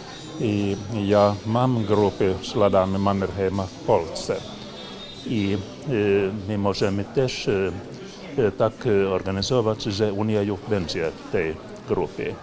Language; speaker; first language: Polish; non-native, learner; Finnish